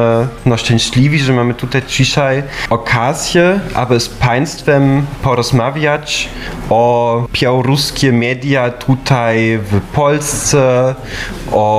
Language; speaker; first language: Polish; non-native, fluent; German